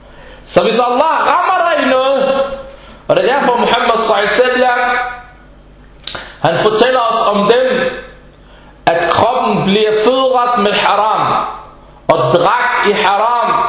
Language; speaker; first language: Danish; non-native, fluent; Arabic